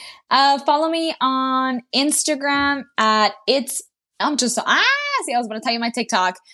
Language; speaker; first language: English; early bilingual, other home language; Spanish